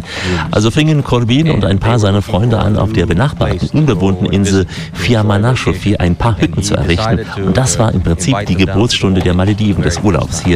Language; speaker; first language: German; native; German